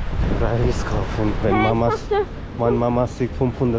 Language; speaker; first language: German; non-native, learner; Hindi